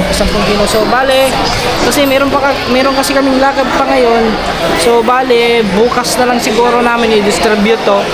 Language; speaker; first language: Filipino; non-native, local second language; Cebuano